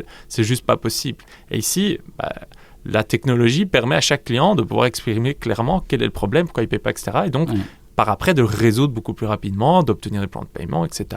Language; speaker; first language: French; native; French